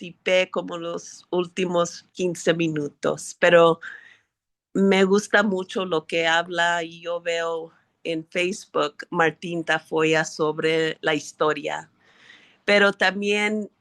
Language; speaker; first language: Spanish; early bilingual, heritage; English